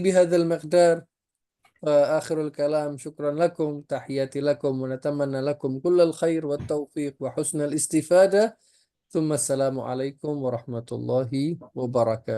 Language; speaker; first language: Arabic; non-native, fluent; Indonesian